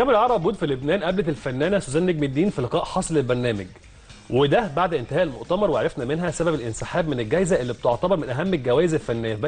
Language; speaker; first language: Arabic; native; Arabic